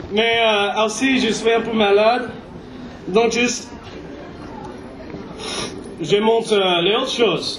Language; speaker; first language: French; non-native, fluent; English